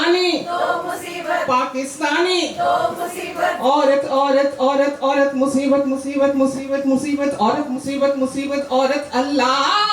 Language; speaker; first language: Hindi; non-native, local second language; Maithili